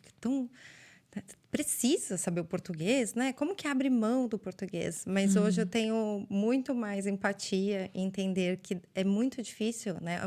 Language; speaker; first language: Portuguese; native; Portuguese